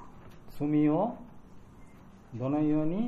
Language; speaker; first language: Japanese; non-native, learner; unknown